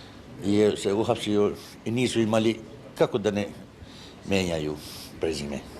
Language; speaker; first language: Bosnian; early bilingual, heritage; Serbian